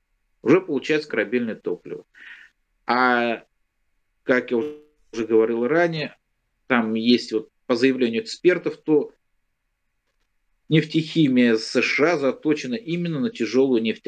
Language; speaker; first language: Russian; native; Russian